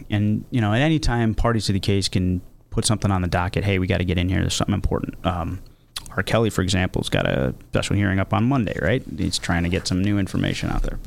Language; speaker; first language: English; native; English